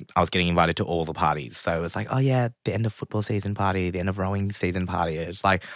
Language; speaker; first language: English; native; English